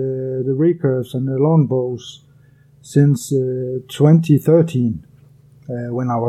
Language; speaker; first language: English; non-native, fluent; Danish